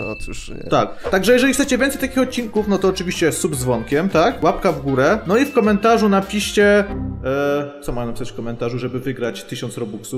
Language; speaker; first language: Polish; native; Polish